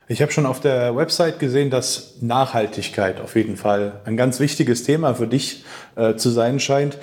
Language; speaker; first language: German; native; German